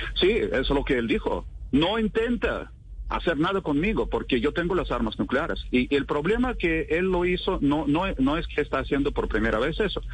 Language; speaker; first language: Spanish; non-native, fluent; Russian